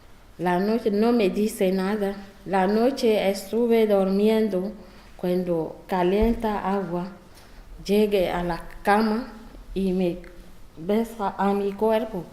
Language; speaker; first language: Spanish; non-native, learner; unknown